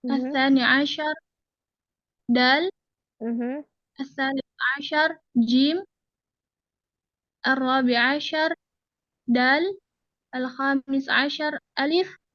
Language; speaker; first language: Arabic; non-native, learner; Indonesian